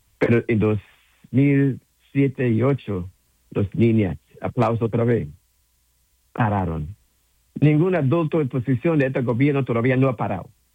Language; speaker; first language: Spanish; non-native, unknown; English